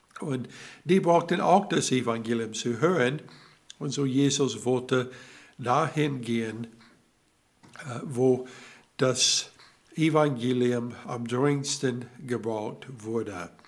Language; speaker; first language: German; non-native, learner; English